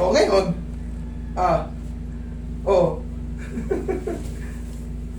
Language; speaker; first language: Filipino; native; Filipino